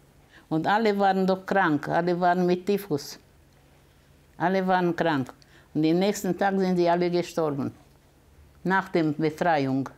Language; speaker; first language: German; early bilingual, heritage; German